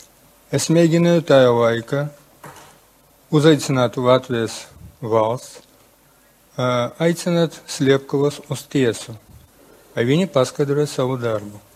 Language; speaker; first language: Latvian; non-native, local second language; Russian